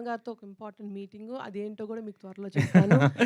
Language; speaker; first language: Telugu; native; Telugu